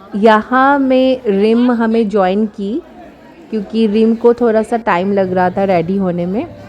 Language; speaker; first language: Hindi; non-native, local second language; Bangla